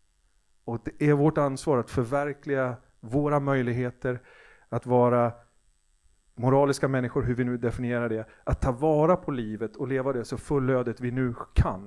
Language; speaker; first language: Swedish; native; Swedish